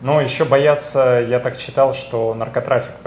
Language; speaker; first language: Russian; native; Russian